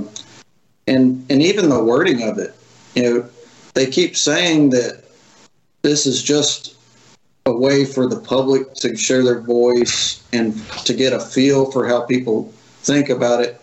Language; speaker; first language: English; native; English